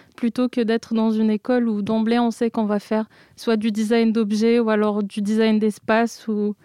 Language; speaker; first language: French; non-native, local second language; Arabic